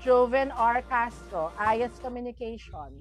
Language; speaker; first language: English; non-native, local second language; Filipino